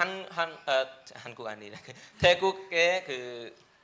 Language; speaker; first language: Korean; non-native, learner; Khmer